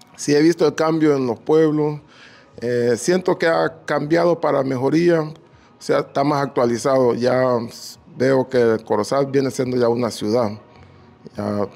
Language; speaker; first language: Spanish; native; Spanish